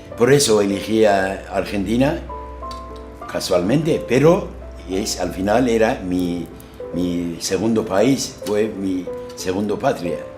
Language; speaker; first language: Spanish; non-native, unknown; Azerbaijani